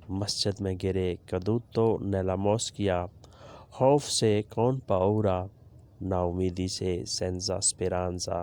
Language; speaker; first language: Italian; non-native, learner; Urdu